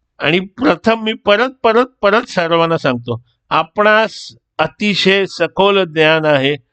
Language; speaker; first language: Marathi; native; Marathi